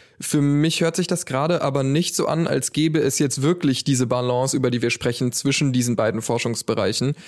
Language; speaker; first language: German; native; German